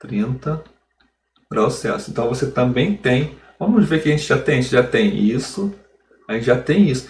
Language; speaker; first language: Portuguese; native; Portuguese